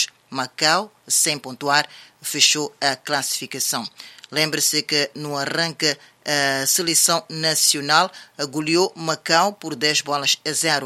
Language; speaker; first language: Portuguese; native; Portuguese